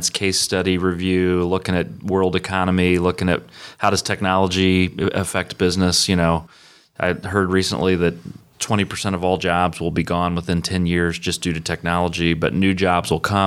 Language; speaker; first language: English; native; English